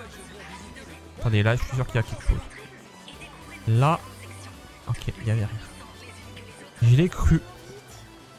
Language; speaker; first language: French; native; French